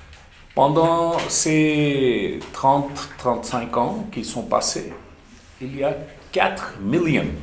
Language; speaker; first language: French; non-native, fluent; Urdu